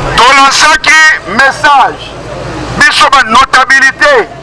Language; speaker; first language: Lingala; native; Lingala